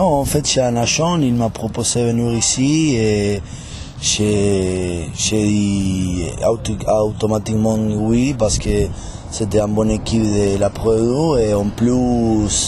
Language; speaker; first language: French; non-native, fluent; Spanish